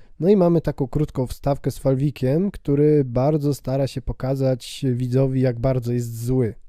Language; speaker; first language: Polish; native; Polish